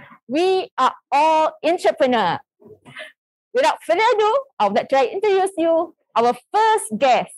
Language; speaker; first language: English; non-native, local second language; Malay